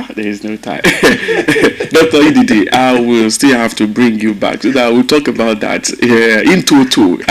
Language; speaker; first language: English; non-native, local second language; Yoruba